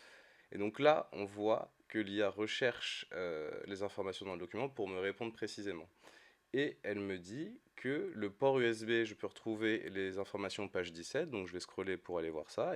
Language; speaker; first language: French; native; French